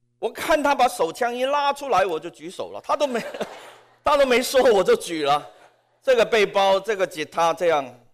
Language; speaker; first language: Chinese; non-native, local second language; Cantonese